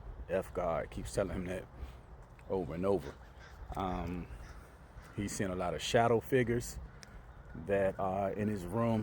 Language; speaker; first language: English; native; English